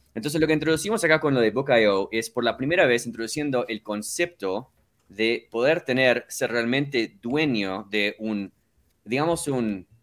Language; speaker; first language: Spanish; early bilingual, heritage; Spanish